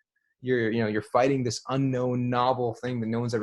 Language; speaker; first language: English; native; English